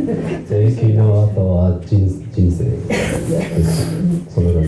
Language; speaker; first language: Japanese; non-native, learner; Chinese